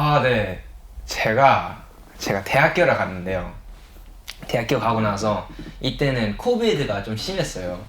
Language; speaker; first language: Korean; early bilingual, heritage; English